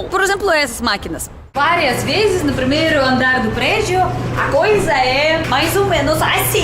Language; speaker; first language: Portuguese; non-native, fluent; Russian